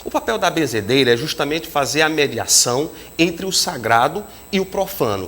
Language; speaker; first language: Portuguese; native; Portuguese